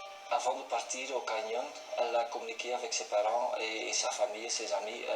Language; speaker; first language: French; non-native, local second language; Dutch